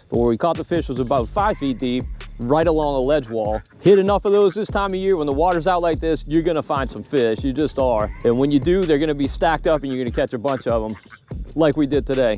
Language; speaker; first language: English; native; English